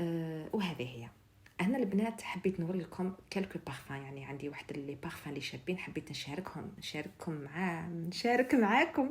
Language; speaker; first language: Arabic; native; Arabic